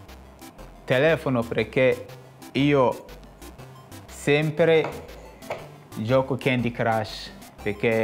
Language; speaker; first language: Italian; non-native, fluent; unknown